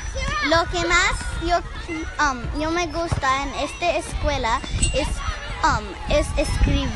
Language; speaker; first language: Spanish; non-native, learner; English